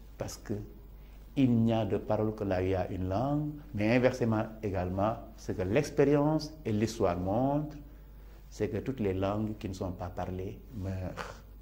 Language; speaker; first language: French; non-native, local second language; Serer